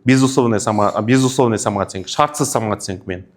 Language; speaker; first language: Russian; non-native, local second language; Kazakh